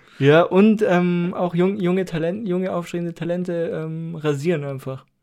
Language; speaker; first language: German; native; German